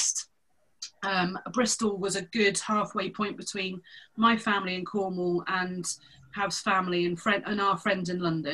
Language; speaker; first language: English; native; English